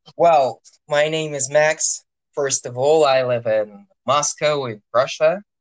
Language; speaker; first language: English; non-native, fluent; Russian